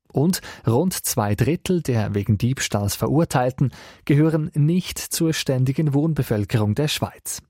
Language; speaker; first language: German; native; German